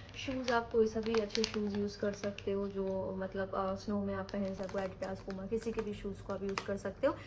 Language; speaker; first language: Hindi; native; Hindi